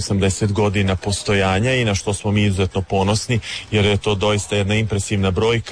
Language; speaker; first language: Serbian; native; Serbian